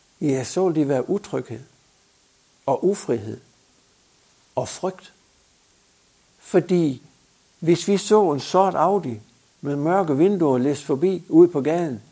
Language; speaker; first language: Danish; native; Danish